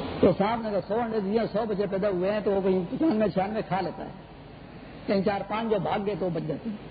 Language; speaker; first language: Urdu; non-native, local second language; Pashto